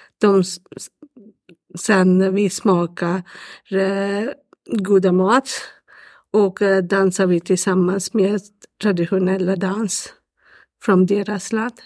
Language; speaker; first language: Swedish; non-native, learner; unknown